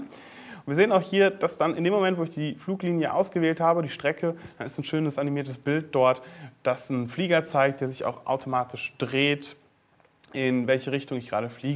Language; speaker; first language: German; native; German